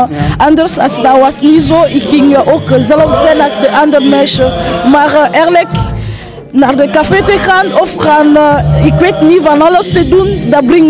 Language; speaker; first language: Dutch; early bilingual, other home language; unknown